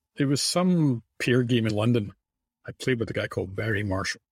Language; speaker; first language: English; native; English